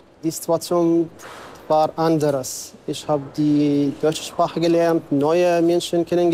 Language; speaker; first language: German; non-native, fluent; Arabic